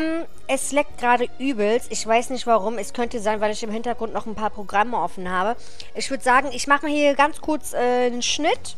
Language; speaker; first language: German; native; German